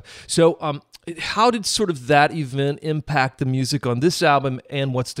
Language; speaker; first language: English; native; English